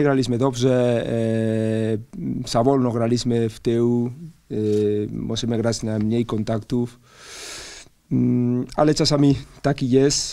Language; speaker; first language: Polish; non-native, learner; Spanish